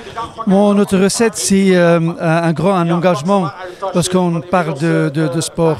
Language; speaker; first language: French; non-native, fluent; Dutch